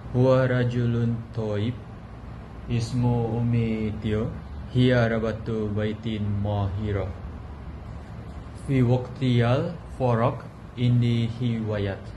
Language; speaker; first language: Arabic; non-native, learner; Malay